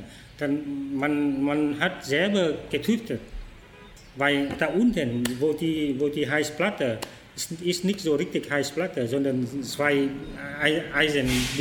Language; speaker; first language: German; non-native, learner; Vietnamese